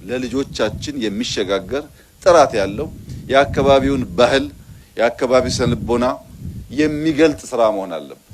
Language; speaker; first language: Amharic; non-native, local second language; Oromo